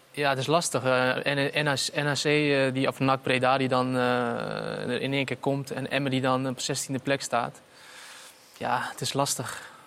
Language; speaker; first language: Dutch; early bilingual, other home language; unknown